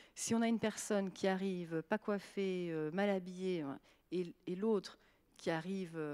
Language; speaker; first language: French; native; French